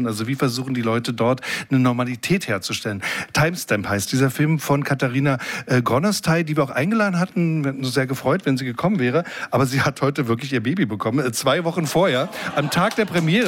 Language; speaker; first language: German; native; German